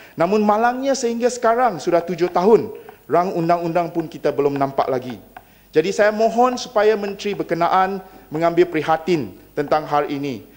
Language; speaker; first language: Malay; non-native, local second language; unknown